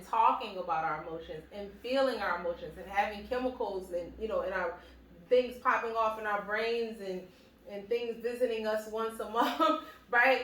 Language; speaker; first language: English; native; English